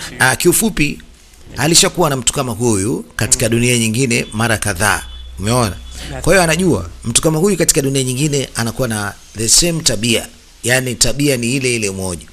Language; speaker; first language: Swahili; native; Swahili